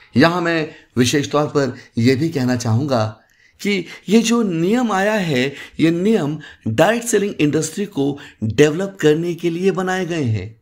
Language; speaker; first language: Hindi; native; Hindi